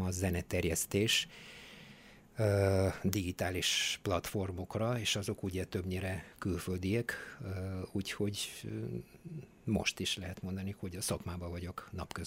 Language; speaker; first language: Hungarian; non-native, fluent; Bulgarian